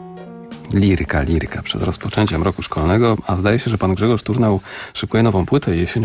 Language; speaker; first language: Polish; native; Polish